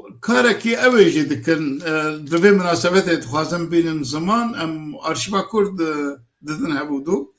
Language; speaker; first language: Kurdish; native; Kurdish